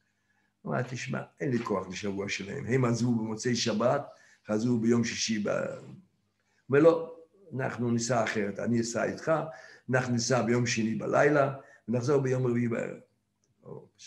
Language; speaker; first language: Hebrew; non-native, fluent; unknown